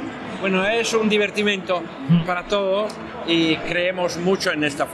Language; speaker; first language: Spanish; non-native, fluent; Italian